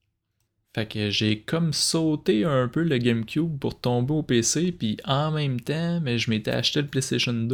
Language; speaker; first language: French; native; French